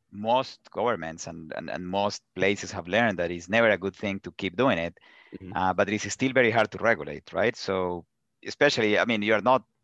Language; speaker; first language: English; non-native, fluent; Spanish